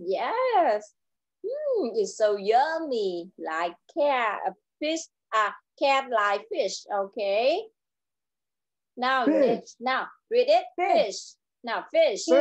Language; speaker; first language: English; non-native, learner; Vietnamese